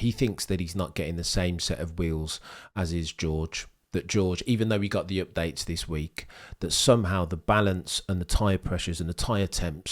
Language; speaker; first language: English; native; English